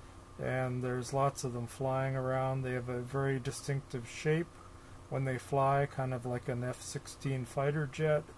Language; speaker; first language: English; native; English